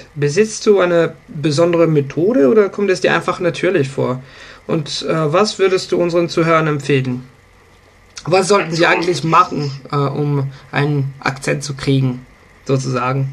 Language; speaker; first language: German; non-native, fluent; Italian